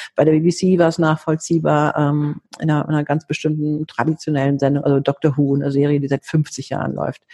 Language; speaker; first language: German; early bilingual, heritage; Greek